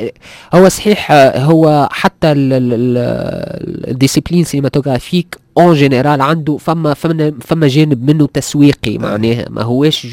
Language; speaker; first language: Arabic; native; Arabic